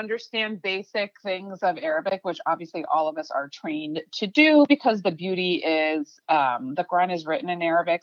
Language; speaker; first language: English; early bilingual, other home language; Urdu